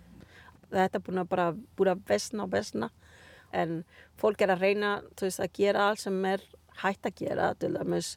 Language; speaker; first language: Icelandic; non-native, learner; Spanish